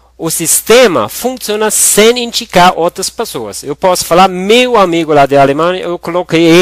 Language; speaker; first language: Portuguese; non-native, fluent; German